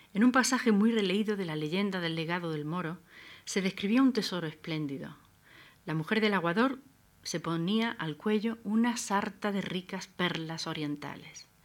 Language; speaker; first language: Spanish; native; Spanish